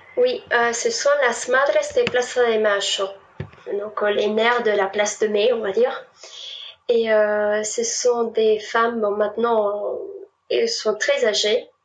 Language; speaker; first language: French; non-native, fluent; Spanish